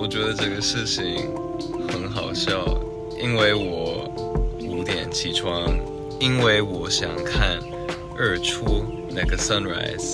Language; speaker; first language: Chinese; non-native, fluent; Japanese